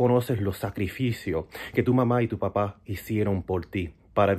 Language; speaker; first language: Spanish; early bilingual, heritage; Spanish